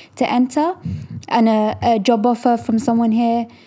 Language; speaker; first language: English; native; English